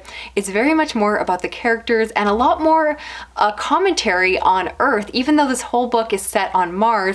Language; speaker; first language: English; native; English